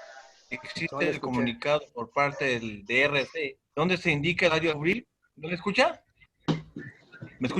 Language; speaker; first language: Spanish; native; Spanish